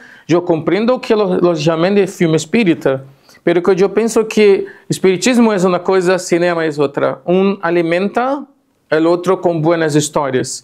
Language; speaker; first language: Spanish; non-native, fluent; Portuguese